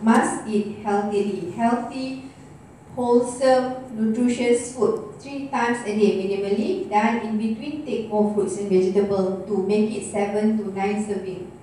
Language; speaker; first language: English; non-native, local second language; Malay